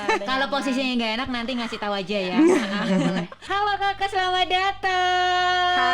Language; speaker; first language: Indonesian; native; Indonesian